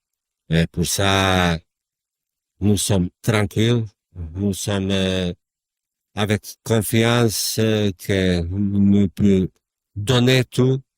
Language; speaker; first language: French; non-native, learner; Bosnian